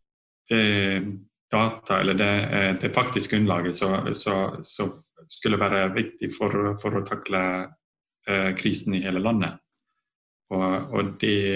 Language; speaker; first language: Norwegian; non-native, fluent; Estonian